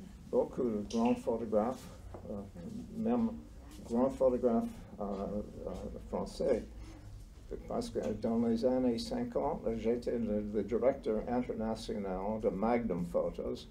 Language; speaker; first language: French; non-native, learner; English